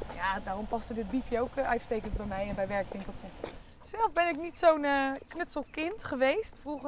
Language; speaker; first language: Dutch; native; Dutch